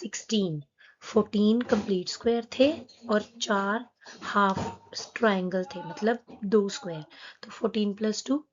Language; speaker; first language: Hindi; native; Hindi